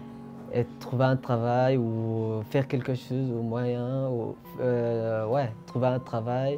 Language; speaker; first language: French; non-native, fluent; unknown